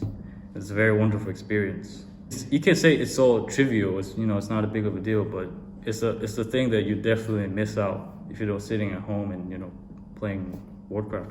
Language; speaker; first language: English; non-native, fluent; Korean